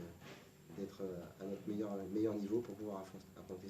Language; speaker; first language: French; native; French